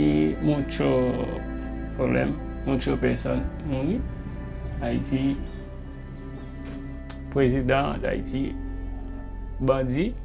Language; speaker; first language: French; non-native, learner; Haitian Creole